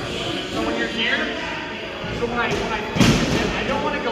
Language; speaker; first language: English; native; English